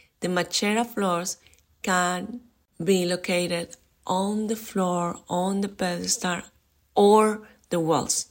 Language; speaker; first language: English; non-native, fluent; Spanish